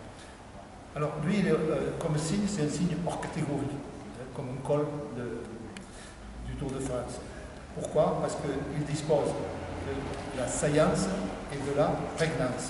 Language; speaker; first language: French; native; French